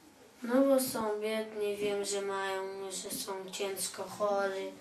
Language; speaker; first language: Polish; early bilingual, other home language; Chechen